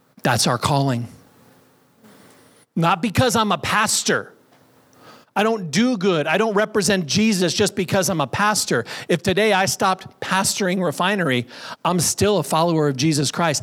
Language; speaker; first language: English; native; English